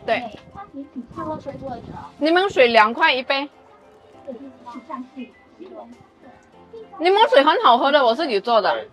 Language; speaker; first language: Chinese; non-native, local second language; Indonesian